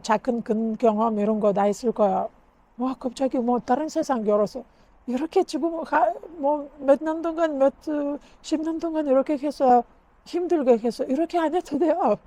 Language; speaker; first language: Korean; non-native, learner; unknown